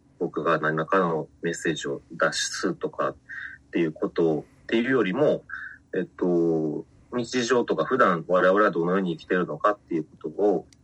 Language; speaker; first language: Japanese; native; Japanese